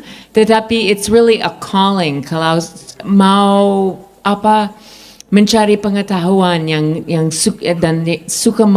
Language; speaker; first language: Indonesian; non-native, fluent; English